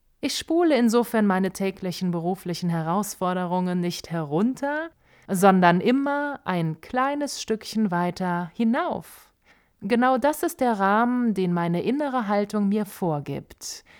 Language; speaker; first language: German; native; German